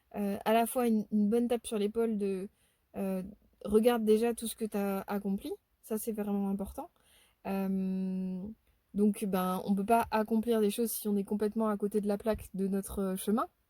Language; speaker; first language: French; native; French